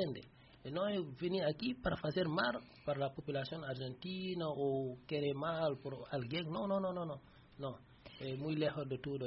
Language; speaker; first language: Spanish; non-native, learner; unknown